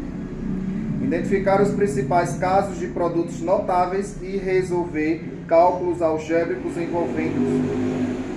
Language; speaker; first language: Portuguese; native; Portuguese